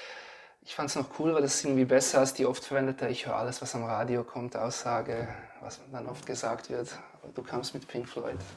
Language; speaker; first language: German; native; German